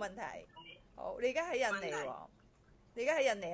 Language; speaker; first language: Cantonese; native; Cantonese